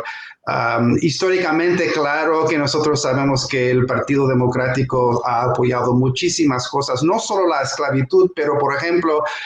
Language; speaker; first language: Spanish; non-native, fluent; English